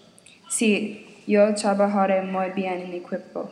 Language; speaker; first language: Spanish; non-native, learner; English